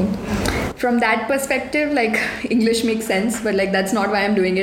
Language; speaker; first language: English; non-native, local second language; Hindi